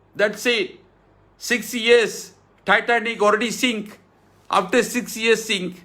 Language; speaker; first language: English; non-native, local second language; Tamil